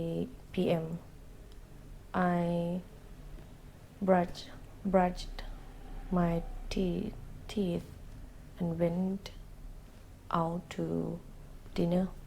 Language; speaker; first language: English; non-native, learner; Thai